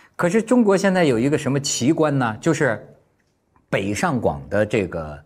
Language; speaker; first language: Chinese; native; Chinese